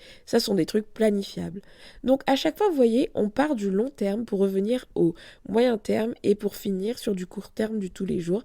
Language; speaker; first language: French; native; French